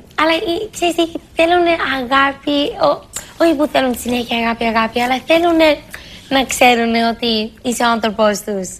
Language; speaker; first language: Greek; early bilingual, heritage; Greek